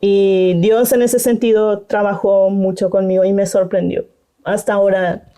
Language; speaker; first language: Spanish; non-native, local second language; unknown